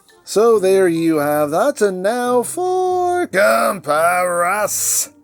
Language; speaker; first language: English; native; English